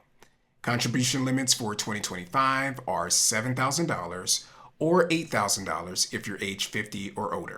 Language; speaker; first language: English; native; English